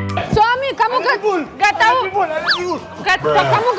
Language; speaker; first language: Indonesian; non-native, learner; Russian